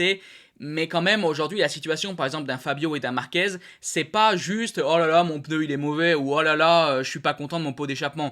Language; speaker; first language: French; native; French